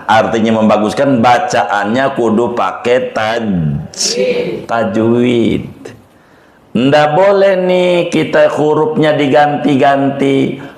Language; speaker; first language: Indonesian; native; Indonesian